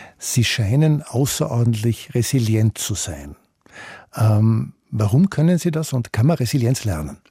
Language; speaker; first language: German; native; German